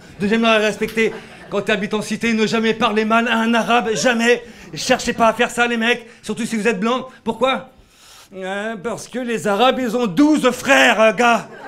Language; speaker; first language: French; native; French